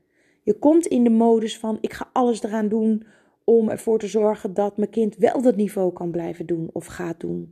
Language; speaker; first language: Dutch; native; Dutch